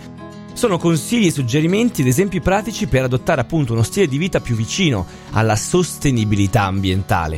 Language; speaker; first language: Italian; native; Italian